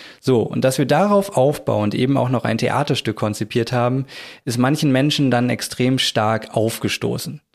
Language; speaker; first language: German; native; German